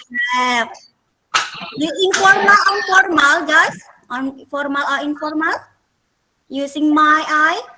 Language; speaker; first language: English; non-native, fluent; Indonesian